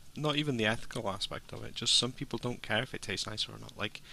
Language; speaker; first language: English; native; English